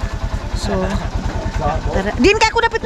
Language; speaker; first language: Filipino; non-native, local second language; Cebuano